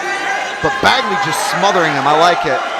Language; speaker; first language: English; native; English